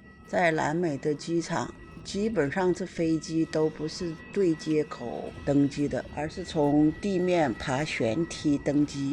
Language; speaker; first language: Chinese; native; Chinese